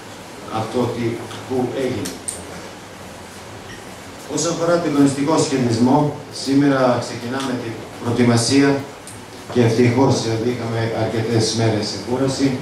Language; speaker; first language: Greek; non-native, fluent; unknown